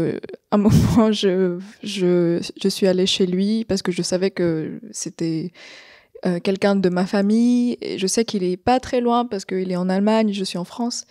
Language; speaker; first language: French; non-native, fluent; Vietnamese